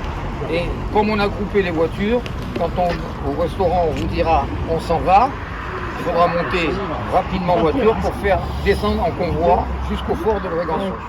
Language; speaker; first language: French; native; French